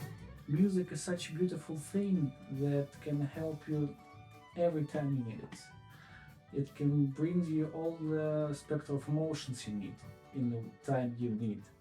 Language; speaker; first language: English; non-native, fluent; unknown